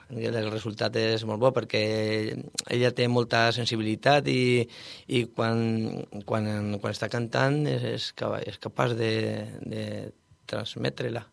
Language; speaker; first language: Catalan; non-native, learner; Spanish